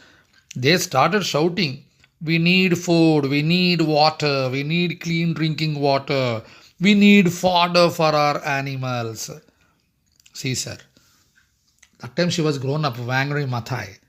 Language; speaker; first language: English; non-native, local second language; Telugu